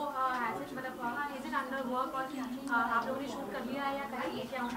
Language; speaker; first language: Hindi; native; Hindi